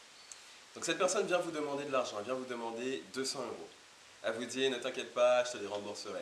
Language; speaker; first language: French; native; French